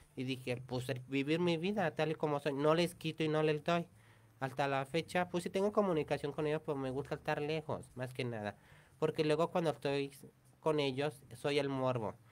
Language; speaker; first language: Spanish; native; Spanish